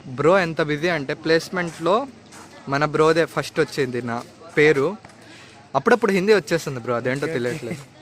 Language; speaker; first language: Telugu; non-native, local second language; Urdu